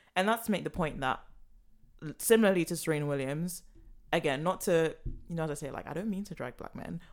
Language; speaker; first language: English; native; English